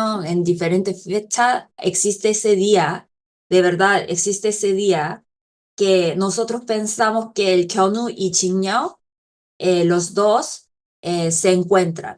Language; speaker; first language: Spanish; non-native, fluent; Korean